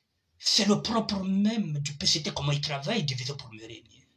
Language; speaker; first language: French; non-native, local second language; Lingala